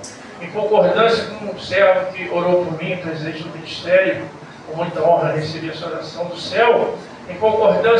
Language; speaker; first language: Portuguese; native; Portuguese